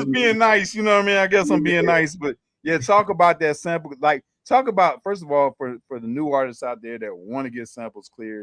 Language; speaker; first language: English; native; English